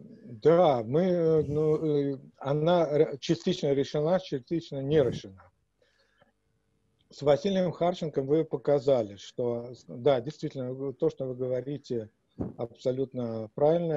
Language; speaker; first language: Russian; native; Russian